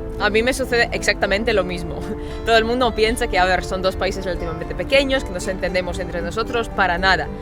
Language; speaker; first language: Spanish; non-native, fluent; Latvian